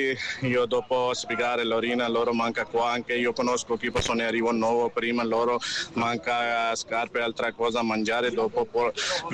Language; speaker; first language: Italian; non-native, learner; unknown